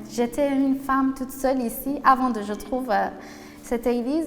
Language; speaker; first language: French; non-native, learner; Persian